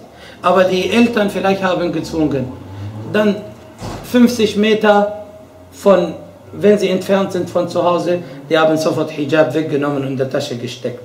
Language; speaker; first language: German; non-native, fluent; Arabic